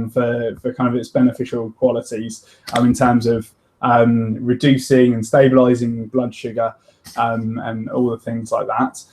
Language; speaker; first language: English; native; English